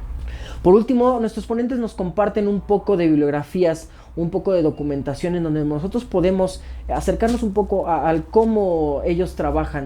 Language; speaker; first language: Spanish; native; Spanish